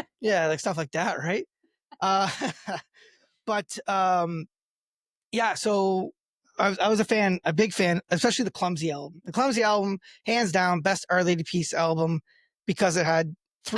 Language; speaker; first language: English; native; English